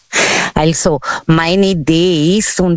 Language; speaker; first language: German; non-native, learner; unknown